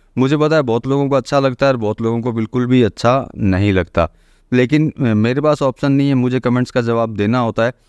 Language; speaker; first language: Hindi; native; Hindi